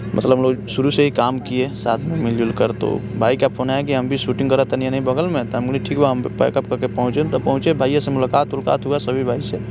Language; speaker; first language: Hindi; native; Hindi